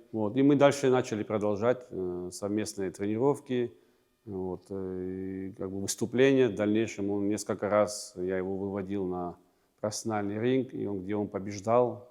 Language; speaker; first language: Russian; native; Russian